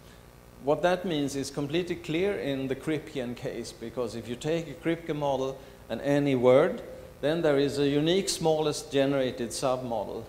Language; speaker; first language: English; non-native, fluent; Swedish